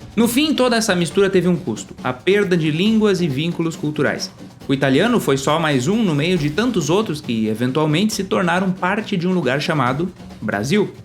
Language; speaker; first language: Portuguese; native; Portuguese